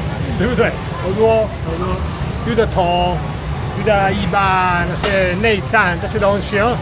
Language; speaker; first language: Chinese; non-native, fluent; Italian